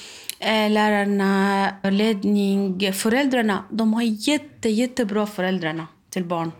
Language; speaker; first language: Swedish; non-native, learner; Arabic